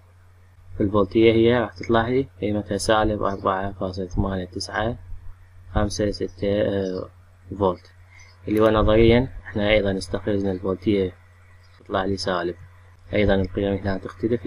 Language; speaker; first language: Arabic; native; Arabic